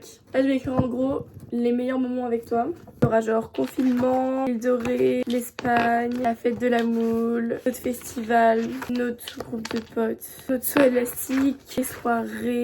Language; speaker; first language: French; native; French